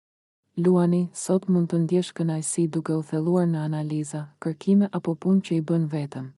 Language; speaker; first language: Albanian; native; Albanian